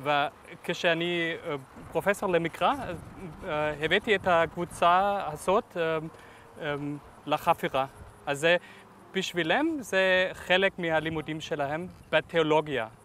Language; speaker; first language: Hebrew; non-native, fluent; German